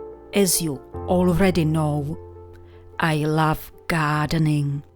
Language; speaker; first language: English; non-native, fluent; Czech